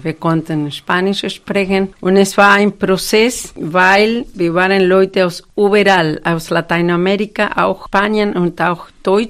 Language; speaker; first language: German; non-native, fluent; Spanish